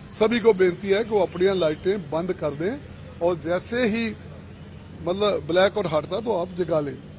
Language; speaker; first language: Hindi; non-native, local second language; Punjabi